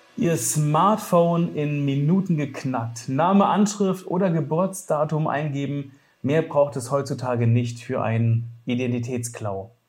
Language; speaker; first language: German; native; German